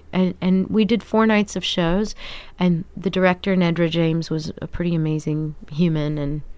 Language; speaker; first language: English; native; English